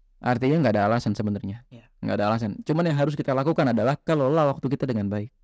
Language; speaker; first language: Indonesian; native; Indonesian